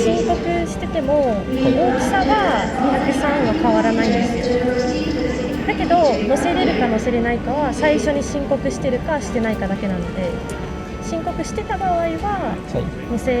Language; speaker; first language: Japanese; native; Japanese